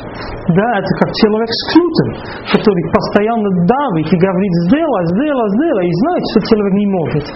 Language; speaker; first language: Russian; non-native, fluent; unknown